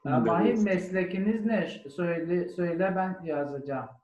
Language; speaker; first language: Turkish; non-native, learner; German